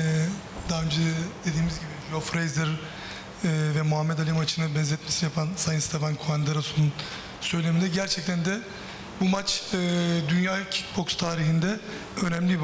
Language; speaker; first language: Turkish; native; Turkish